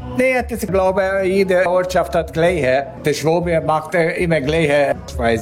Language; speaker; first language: German; non-native, local second language; Hungarian